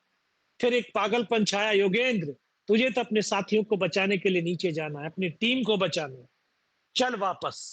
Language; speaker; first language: Hindi; native; Hindi